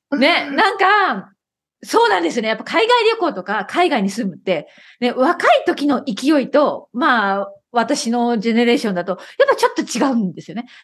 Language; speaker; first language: Japanese; native; Japanese